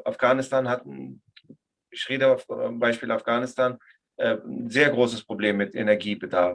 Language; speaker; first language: German; non-native, fluent; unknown